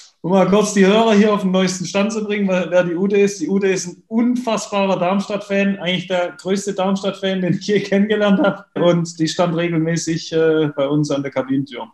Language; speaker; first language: German; native; German